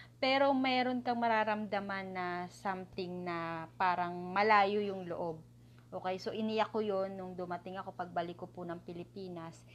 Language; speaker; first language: Filipino; native; Filipino